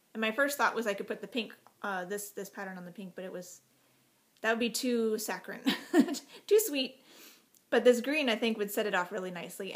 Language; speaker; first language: English; native; English